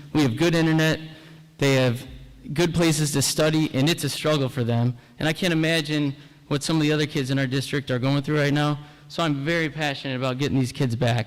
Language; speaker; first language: English; native; English